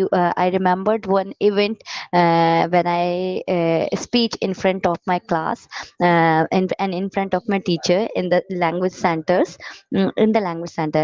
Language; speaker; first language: English; non-native, learner; Urdu